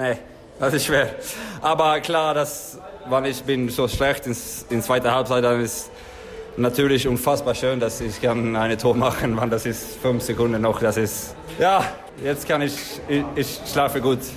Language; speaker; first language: German; non-native, learner; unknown